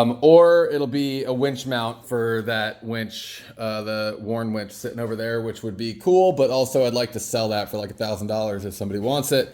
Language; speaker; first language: English; native; English